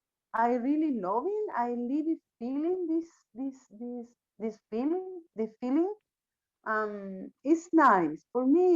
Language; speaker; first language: English; non-native, learner; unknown